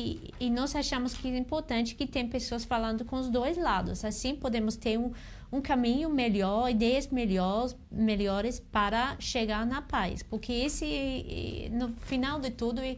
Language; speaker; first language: Portuguese; non-native, fluent; English